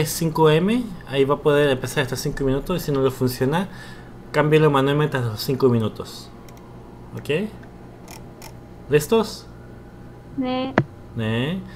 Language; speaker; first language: Spanish; non-native, fluent; Korean